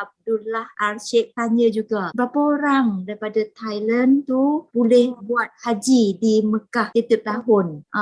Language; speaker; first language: Malay; native; Malay